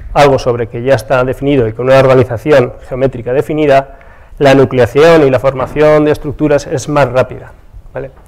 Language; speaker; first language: Spanish; native; Spanish